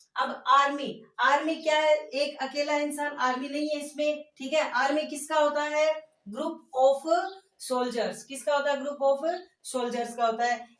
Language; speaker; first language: Hindi; native; Hindi